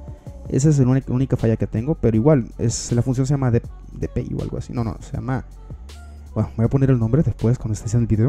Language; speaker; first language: Spanish; native; Spanish